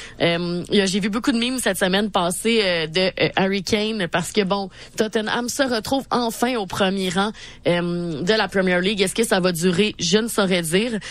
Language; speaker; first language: French; native; French